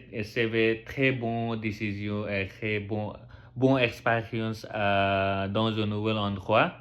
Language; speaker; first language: French; non-native, learner; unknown